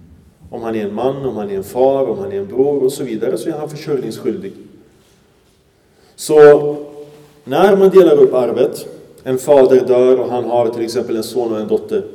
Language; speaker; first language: Swedish; early bilingual, other home language; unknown